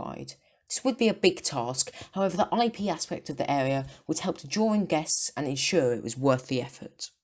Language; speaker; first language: English; native; English